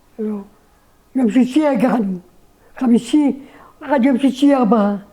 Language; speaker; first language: Hebrew; non-native, learner; Arabic